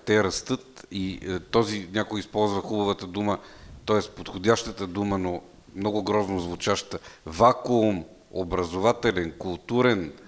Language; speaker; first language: Bulgarian; native; Bulgarian